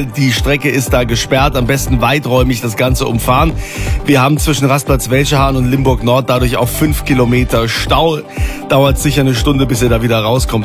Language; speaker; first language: German; native; German